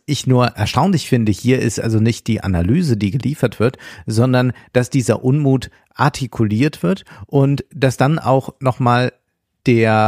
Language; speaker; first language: German; native; German